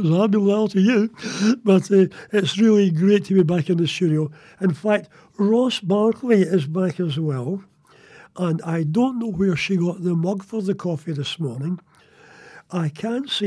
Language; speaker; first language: English; native; English